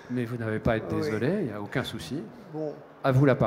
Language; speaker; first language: French; native; French